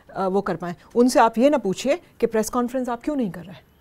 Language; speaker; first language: Hindi; native; Hindi